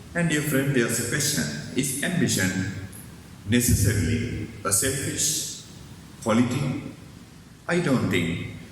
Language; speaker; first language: English; non-native, local second language; Sinhala